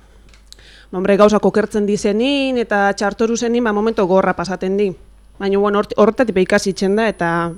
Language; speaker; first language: Basque; native; Basque